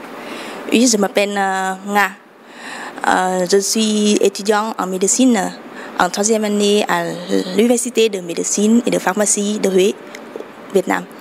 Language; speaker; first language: French; non-native, fluent; Vietnamese